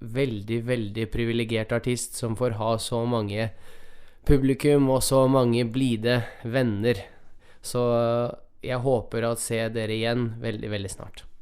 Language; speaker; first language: Norwegian; early bilingual, other home language; Russian